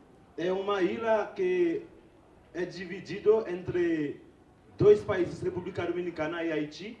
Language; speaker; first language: Portuguese; non-native, fluent; Haitian Creole